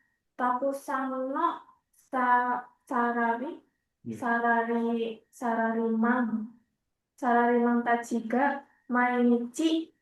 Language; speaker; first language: Japanese; non-native, learner; Indonesian